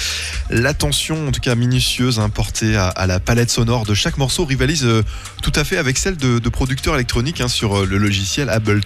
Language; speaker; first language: French; native; French